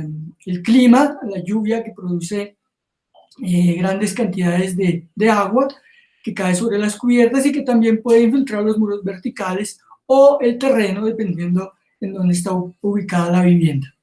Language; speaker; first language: Spanish; native; Spanish